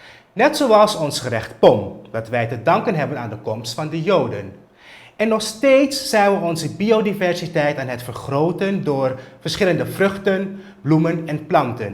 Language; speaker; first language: Dutch; native; Dutch